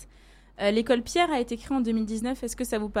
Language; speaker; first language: French; native; French